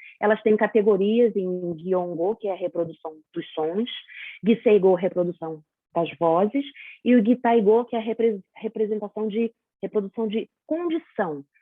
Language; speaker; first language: Portuguese; native; Portuguese